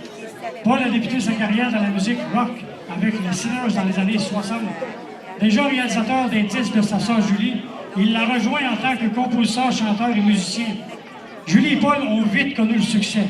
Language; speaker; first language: French; native; French